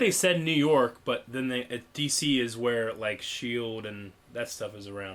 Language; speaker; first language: English; native; English